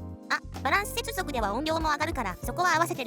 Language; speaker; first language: Japanese; native; Japanese